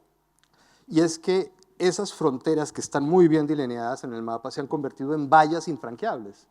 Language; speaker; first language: Spanish; native; Spanish